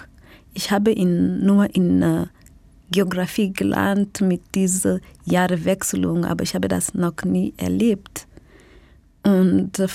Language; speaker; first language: German; non-native, learner; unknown